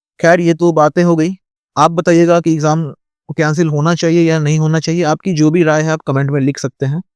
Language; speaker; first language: Hindi; native; Hindi